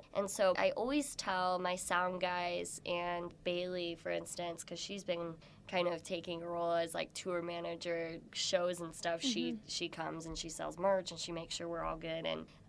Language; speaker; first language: English; native; English